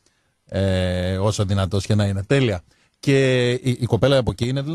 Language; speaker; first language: Greek; native; Greek